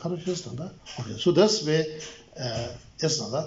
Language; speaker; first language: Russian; non-native, learner; Tibetan